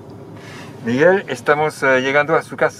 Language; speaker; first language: Spanish; non-native, fluent; French